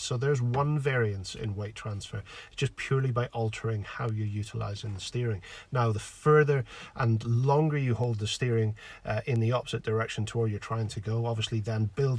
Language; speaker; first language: English; native; English